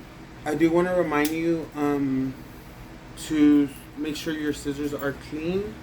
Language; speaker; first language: English; native; English